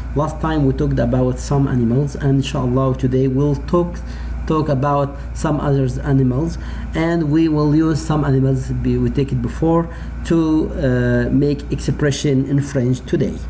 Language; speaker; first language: English; non-native, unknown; Arabic